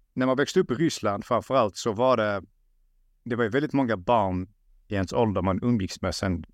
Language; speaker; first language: Swedish; early bilingual, other home language; Russian